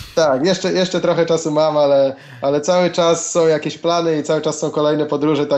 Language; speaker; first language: Polish; native; Polish